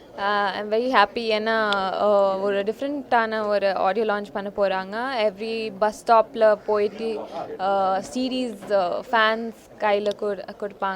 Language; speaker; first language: Tamil; non-native, fluent; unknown